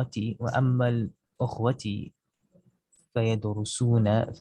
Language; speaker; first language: Arabic; non-native, learner; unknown